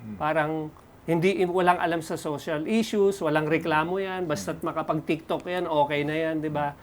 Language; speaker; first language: Filipino; non-native, local second language; Cebuano